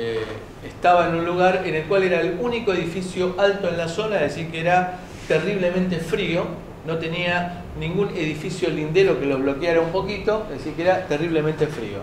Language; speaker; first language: Spanish; native; Spanish